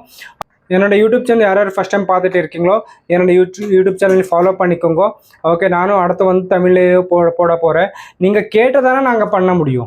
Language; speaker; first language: Tamil; non-native, learner; Telugu